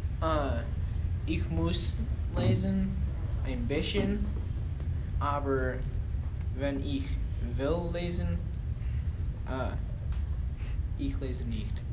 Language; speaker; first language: German; non-native, learner; English